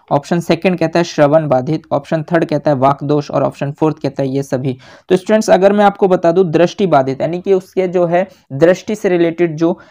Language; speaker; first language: Hindi; native; Hindi